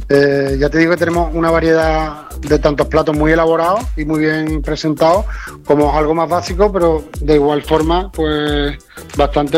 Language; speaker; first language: Spanish; native; Spanish